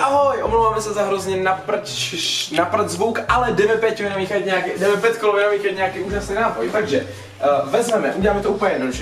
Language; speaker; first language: Czech; native; Czech